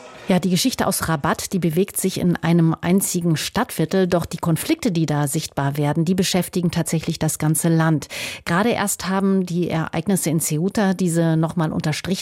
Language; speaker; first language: German; native; German